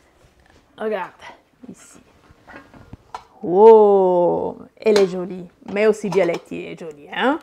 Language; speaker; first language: French; non-native, learner; Italian